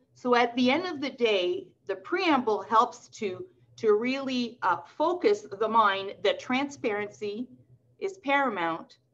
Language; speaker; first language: English; non-native, local second language; French